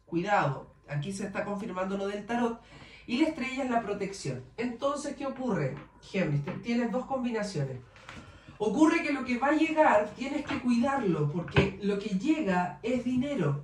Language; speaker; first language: Spanish; native; Spanish